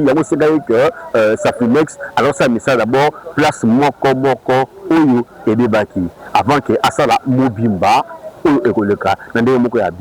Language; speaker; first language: French; non-native, local second language; Lingala